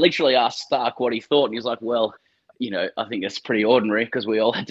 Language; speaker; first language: English; native; English